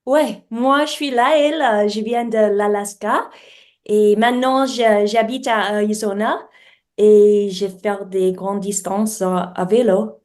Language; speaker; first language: French; non-native, learner; English